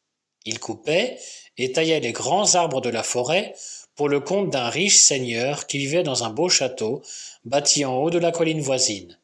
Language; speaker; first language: French; native; French